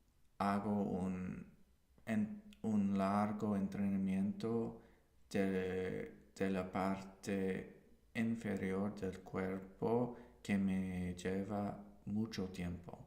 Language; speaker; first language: Spanish; non-native, learner; English